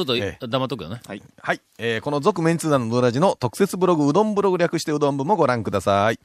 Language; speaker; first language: Japanese; native; Japanese